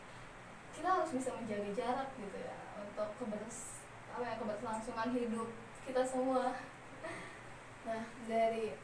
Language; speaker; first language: Indonesian; native; Indonesian